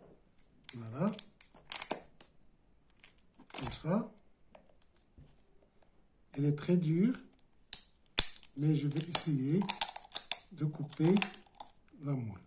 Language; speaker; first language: French; non-native, local second language; Arabic